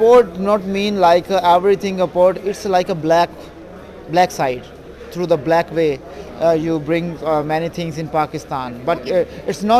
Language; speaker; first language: English; non-native, local second language; Urdu